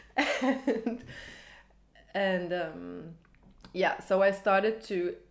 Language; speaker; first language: English; early bilingual, other home language; Danish